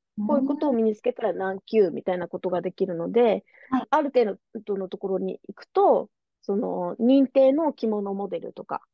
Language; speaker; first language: Japanese; native; Japanese